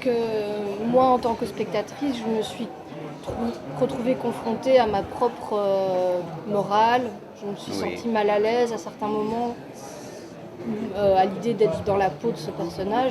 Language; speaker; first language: French; native; French